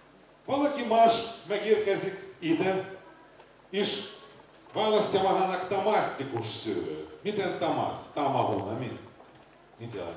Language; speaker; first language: Hungarian; non-native, learner; Russian